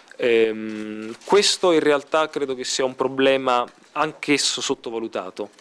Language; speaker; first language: Italian; native; Italian